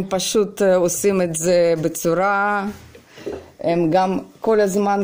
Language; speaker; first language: Hebrew; non-native, fluent; Russian